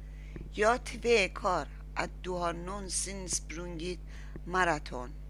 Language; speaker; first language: Swedish; non-native, learner; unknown